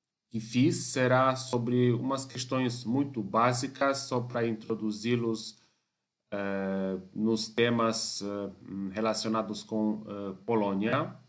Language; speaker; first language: Portuguese; non-native, fluent; Polish